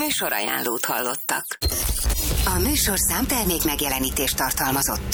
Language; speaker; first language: Hungarian; native; Hungarian